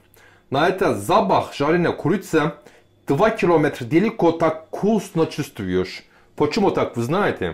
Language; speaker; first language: Russian; non-native, learner; Turkish